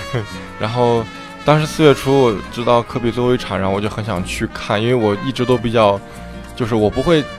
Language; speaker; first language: Chinese; native; Chinese